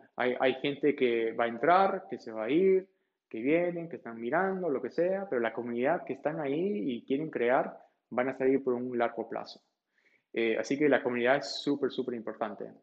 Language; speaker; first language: Spanish; early bilingual, heritage; Spanish